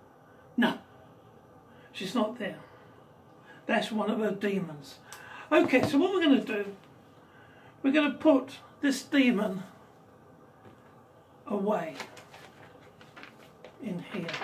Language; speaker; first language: English; native; English